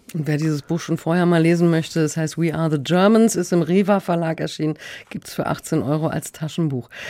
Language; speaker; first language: German; native; German